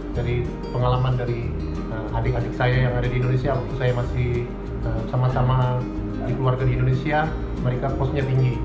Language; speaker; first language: Indonesian; native; Indonesian